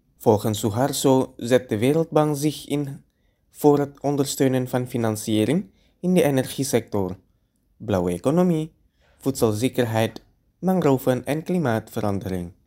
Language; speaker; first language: Dutch; non-native, fluent; Indonesian